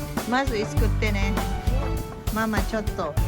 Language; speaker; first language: Japanese; non-native, fluent; Filipino